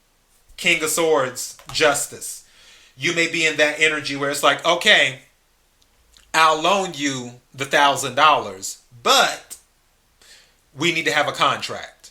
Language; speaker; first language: English; native; English